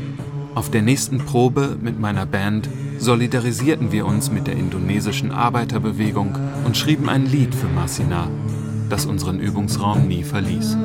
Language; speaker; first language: German; native; German